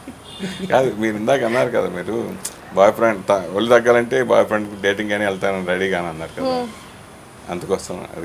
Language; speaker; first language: Telugu; native; Telugu